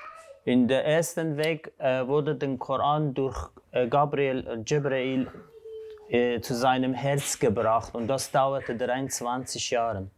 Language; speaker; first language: German; non-native, fluent; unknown